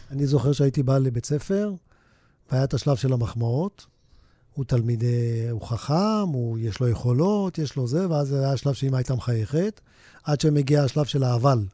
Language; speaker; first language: Hebrew; native; Hebrew